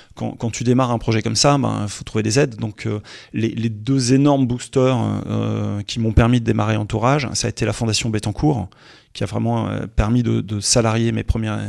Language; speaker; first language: French; native; French